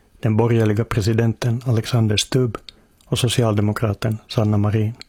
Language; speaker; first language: Swedish; native; Swedish